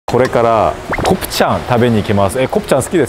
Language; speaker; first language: Japanese; non-native, fluent; Korean